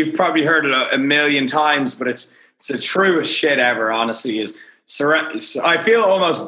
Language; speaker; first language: English; native; English